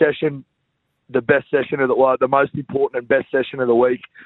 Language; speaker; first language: English; native; English